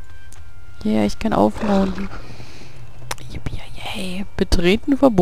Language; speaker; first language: German; native; German